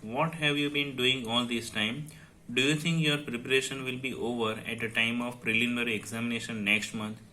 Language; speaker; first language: English; non-native, local second language; Gujarati